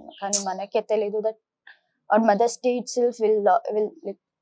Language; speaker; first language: Telugu; non-native, local second language; Kannada